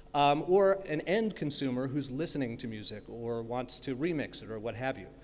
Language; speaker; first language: English; native; English